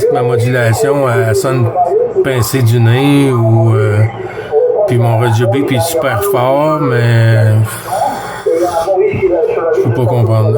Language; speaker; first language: French; native; French